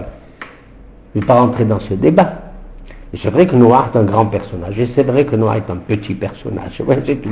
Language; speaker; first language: French; native; French